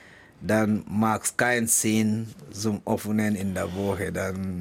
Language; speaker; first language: German; non-native, learner; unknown